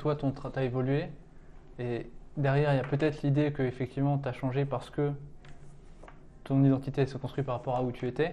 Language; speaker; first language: French; native; French